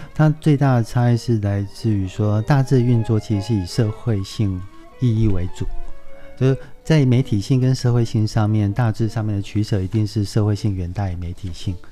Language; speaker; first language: Chinese; native; Chinese